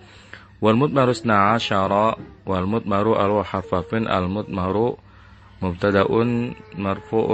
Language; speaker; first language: Arabic; non-native, fluent; Indonesian